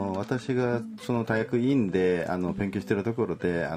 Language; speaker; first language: Japanese; non-native, fluent; Korean